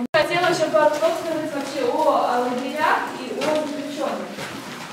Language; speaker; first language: Russian; native; Russian